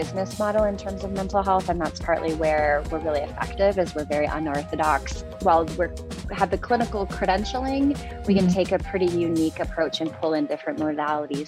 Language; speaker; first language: English; native; English